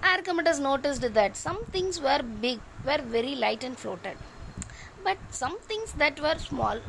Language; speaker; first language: English; non-native, local second language; Tamil